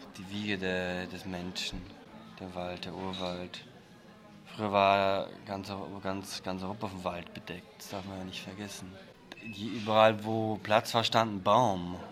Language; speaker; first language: German; native; German